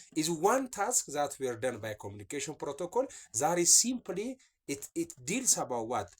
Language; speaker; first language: English; non-native, local second language; Amharic